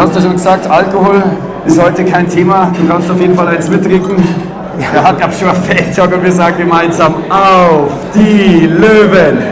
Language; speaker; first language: German; native; German